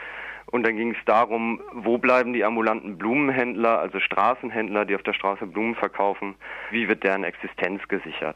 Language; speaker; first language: German; native; German